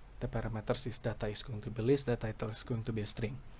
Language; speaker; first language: English; non-native, local second language; Indonesian